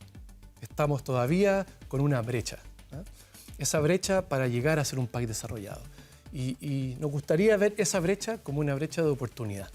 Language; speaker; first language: Spanish; native; Spanish